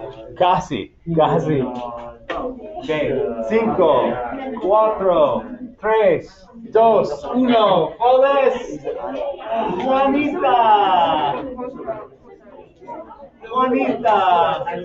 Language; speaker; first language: Spanish; non-native, fluent; English